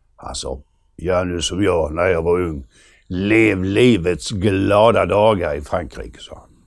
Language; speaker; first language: Swedish; native; Swedish